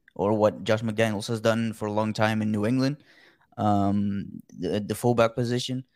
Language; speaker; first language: English; non-native, fluent; Dutch